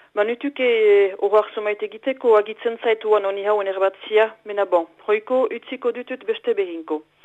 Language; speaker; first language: Basque; native; Basque